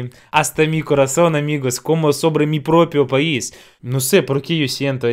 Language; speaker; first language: Spanish; non-native, fluent; Russian